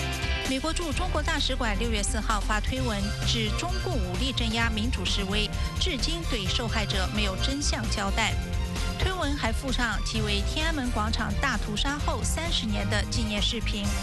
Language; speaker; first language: Chinese; native; Chinese